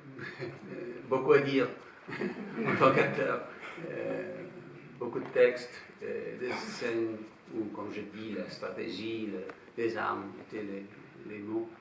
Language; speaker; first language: French; non-native, fluent; English